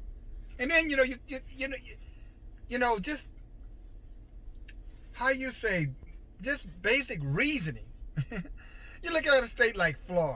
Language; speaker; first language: English; native; English